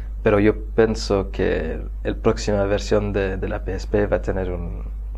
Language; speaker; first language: Spanish; non-native, fluent; French